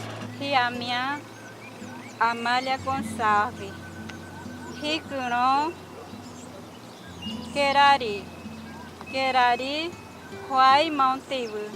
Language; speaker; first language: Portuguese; non-native, local second language; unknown